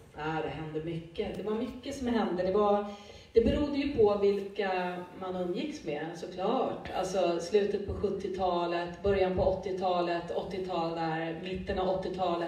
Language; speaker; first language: Swedish; native; Swedish